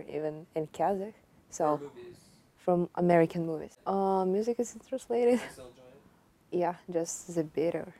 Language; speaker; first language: English; non-native, learner; Kazakh